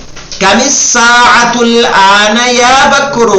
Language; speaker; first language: Arabic; non-native, fluent; Urdu